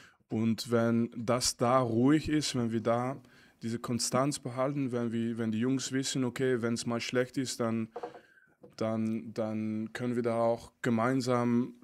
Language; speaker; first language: German; non-native, fluent; French